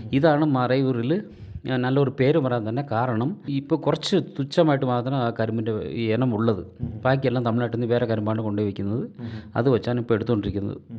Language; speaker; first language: Malayalam; non-native, local second language; Tamil